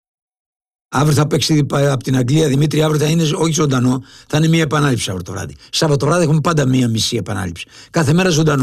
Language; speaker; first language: Greek; native; Greek